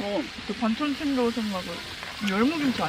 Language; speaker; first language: Korean; native; Korean